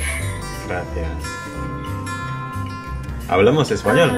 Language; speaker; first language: Spanish; non-native, learner; Indonesian